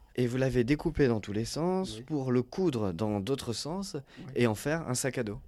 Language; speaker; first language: French; native; French